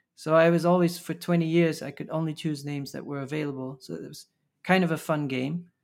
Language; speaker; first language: English; early bilingual, other home language; Dutch